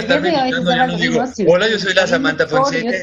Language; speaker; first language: Spanish; native; Spanish